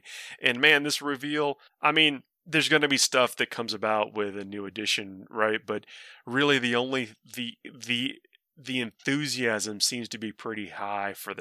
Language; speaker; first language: English; native; English